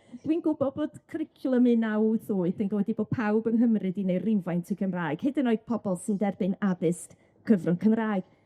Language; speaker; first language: Welsh; native; Welsh